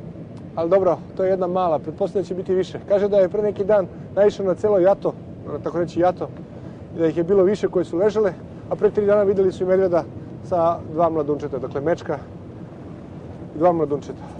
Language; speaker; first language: Serbian; native; Serbian